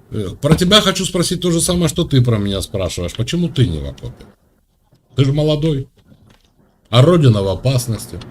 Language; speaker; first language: Russian; native; Russian